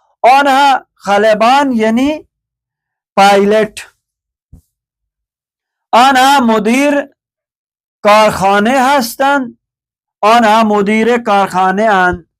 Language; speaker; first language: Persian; non-native, fluent; Urdu